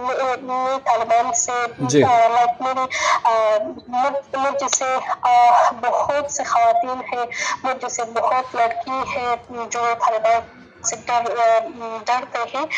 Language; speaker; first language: Hindi; non-native, learner; Persian